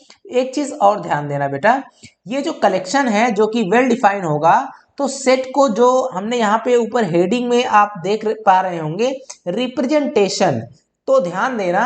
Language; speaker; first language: Hindi; native; Hindi